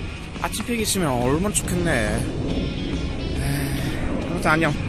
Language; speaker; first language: Korean; non-native, learner; English